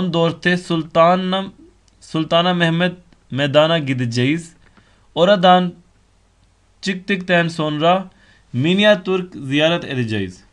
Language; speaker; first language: Turkish; non-native, fluent; Urdu